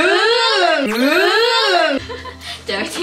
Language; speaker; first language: Japanese; native; Japanese